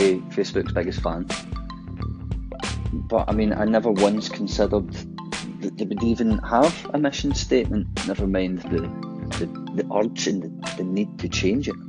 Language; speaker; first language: English; native; English